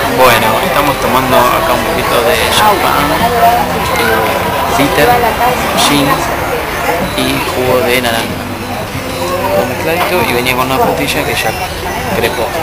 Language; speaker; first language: Spanish; native; Spanish